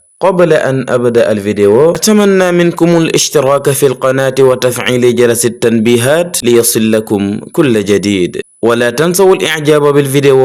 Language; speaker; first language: Arabic; non-native, fluent; Wolof